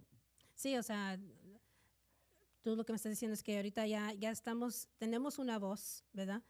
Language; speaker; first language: Spanish; native; Spanish